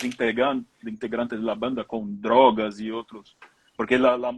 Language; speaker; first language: Spanish; non-native, fluent; Portuguese